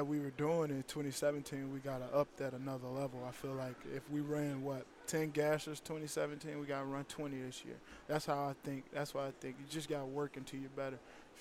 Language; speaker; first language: English; native; English